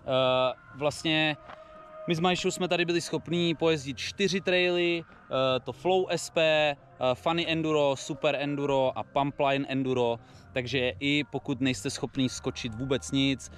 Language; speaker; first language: Czech; native; Czech